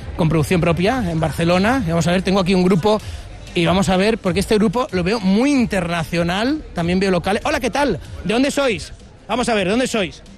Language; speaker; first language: Spanish; native; Spanish